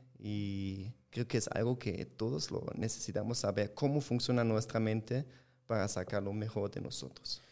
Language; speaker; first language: Spanish; non-native, fluent; German